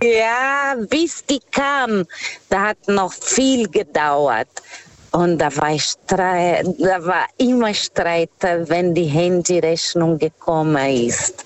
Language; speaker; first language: German; non-native, fluent; Portuguese